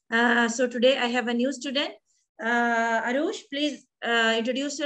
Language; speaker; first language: English; non-native, fluent; Hindi